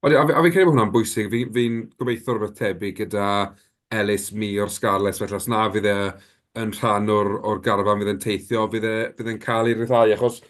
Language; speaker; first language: Welsh; native; Welsh